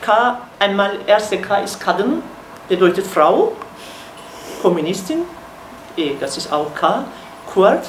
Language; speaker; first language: German; non-native, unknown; Kurdish